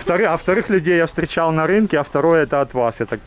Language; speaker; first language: Russian; native; Russian